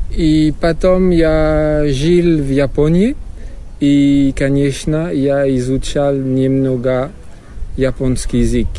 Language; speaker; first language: Russian; non-native, learner; French